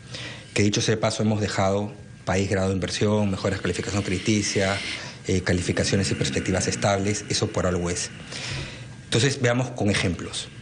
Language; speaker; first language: Spanish; native; Spanish